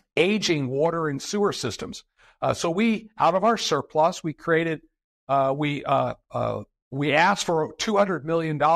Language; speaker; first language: English; native; English